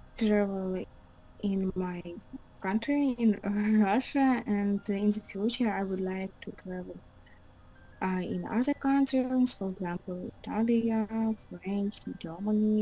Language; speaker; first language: English; non-native, learner; Russian